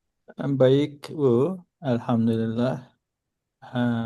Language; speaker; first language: Indonesian; non-native, learner; Turkish